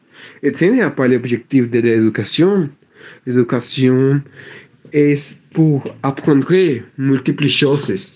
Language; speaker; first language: French; non-native, learner; Spanish